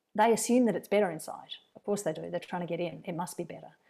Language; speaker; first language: English; native; English